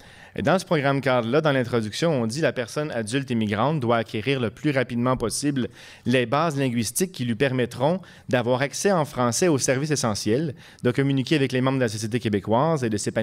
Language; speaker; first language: French; native; French